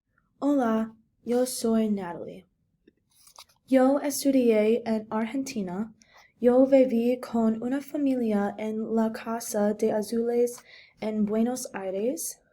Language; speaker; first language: Spanish; non-native, learner; English